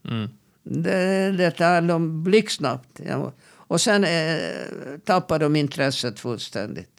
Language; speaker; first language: Swedish; non-native, fluent; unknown